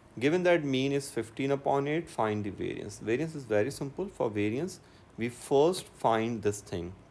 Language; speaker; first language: English; non-native, local second language; Urdu